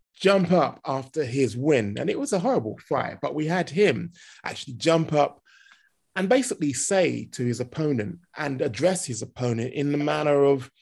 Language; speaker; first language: English; native; English